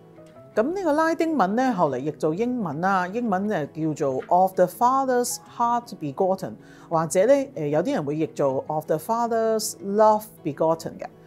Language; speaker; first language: Chinese; native; Chinese